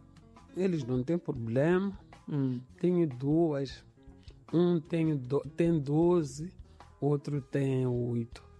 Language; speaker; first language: Portuguese; non-native, local second language; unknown